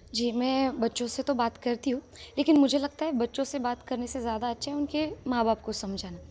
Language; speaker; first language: Hindi; non-native, local second language; Marathi